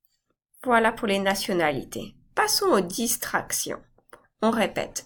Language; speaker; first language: French; non-native, fluent; English